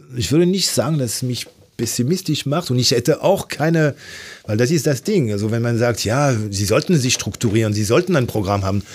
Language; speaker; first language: German; non-native, fluent; French